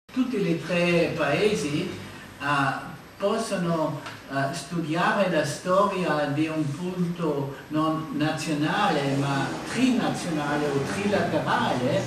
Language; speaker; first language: Italian; non-native, fluent; German